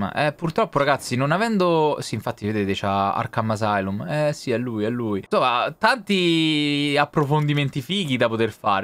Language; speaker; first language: Italian; native; Italian